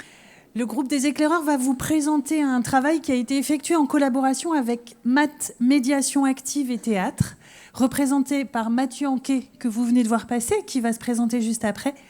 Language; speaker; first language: French; native; French